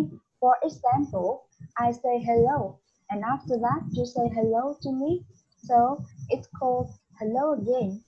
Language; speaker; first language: English; non-native, learner; Vietnamese